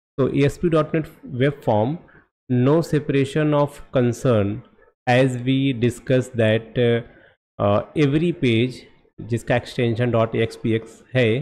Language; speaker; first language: Hindi; native; Hindi